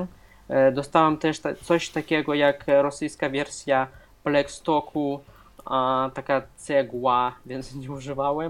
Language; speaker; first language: Polish; non-native, fluent; Russian